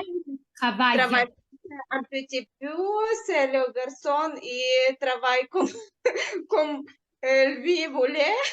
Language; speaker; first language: French; non-native, learner; Ukrainian